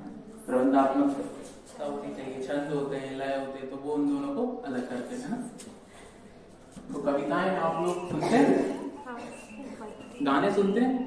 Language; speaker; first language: Hindi; native; Hindi